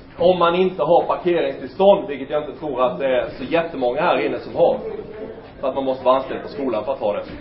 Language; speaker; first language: Swedish; native; Swedish